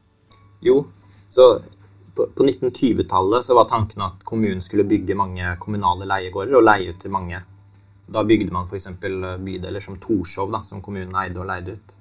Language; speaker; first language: Norwegian; native; Norwegian